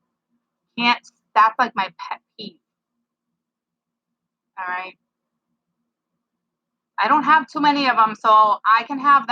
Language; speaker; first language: English; native; English